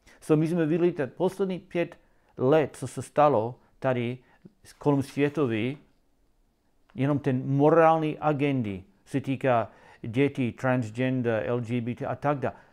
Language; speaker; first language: Czech; non-native, learner; English